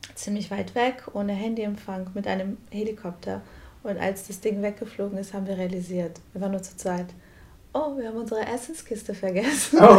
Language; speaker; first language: German; non-native, fluent; Portuguese